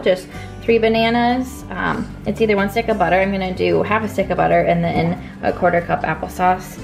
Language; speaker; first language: English; native; English